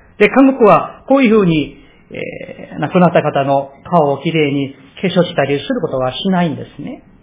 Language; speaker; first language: Japanese; non-native, fluent; Korean